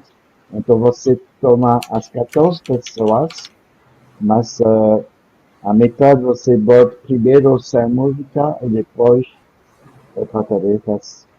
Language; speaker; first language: Portuguese; non-native, fluent; French